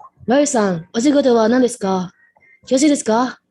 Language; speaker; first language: Japanese; non-native, learner; Indonesian